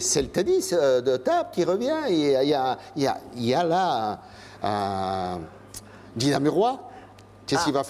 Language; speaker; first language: French; native; French